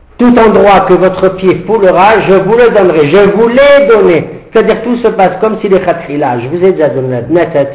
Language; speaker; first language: French; native; French